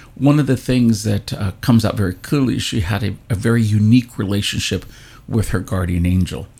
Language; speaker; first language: English; native; English